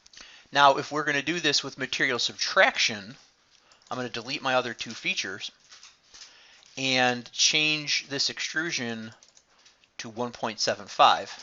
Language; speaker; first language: English; native; English